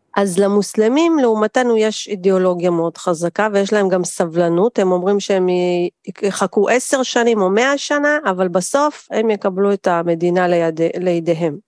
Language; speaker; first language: Hebrew; native; Hebrew